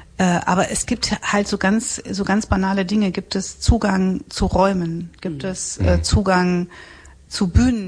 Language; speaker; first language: German; native; German